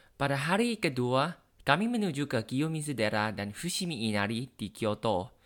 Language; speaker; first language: Indonesian; non-native, learner; Thai